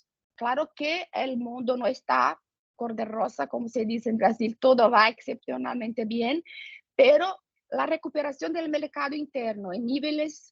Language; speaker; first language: Spanish; non-native, fluent; Portuguese